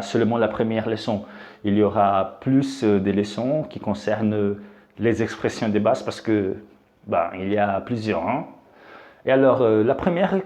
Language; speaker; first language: French; non-native, fluent; Portuguese